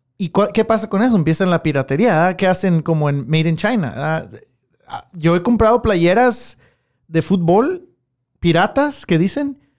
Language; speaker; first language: Spanish; early bilingual, heritage; Spanish